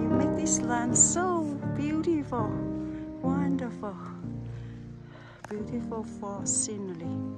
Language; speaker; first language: English; non-native, learner; Chinese